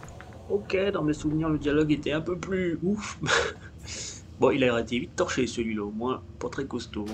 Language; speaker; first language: French; native; French